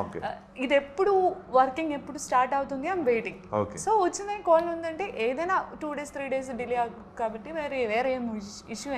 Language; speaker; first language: Telugu; non-native, learner; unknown